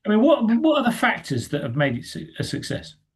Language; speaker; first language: English; native; English